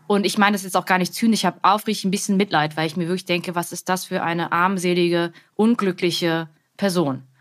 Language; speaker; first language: German; early bilingual, other home language; Vietnamese